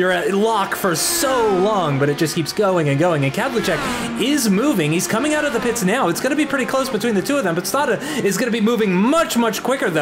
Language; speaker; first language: English; native; English